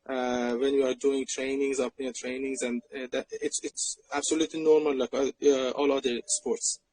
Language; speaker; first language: English; non-native, fluent; Persian